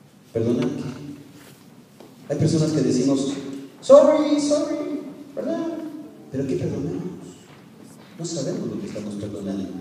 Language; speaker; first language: Spanish; native; Spanish